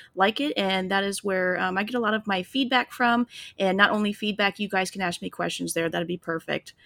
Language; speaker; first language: English; native; English